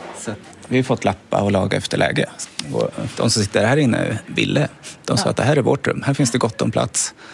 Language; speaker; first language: Swedish; native; Swedish